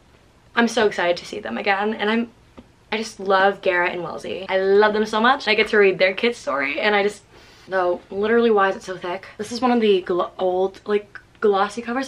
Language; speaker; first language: English; native; English